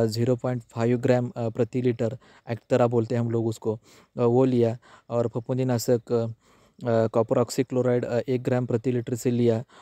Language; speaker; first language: Hindi; native; Hindi